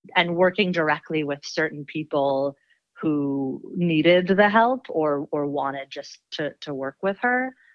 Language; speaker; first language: English; native; English